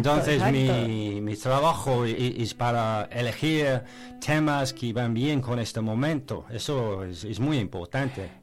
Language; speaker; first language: Spanish; non-native, learner; English